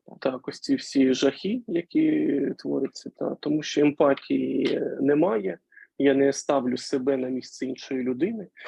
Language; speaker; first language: Ukrainian; non-native, local second language; Russian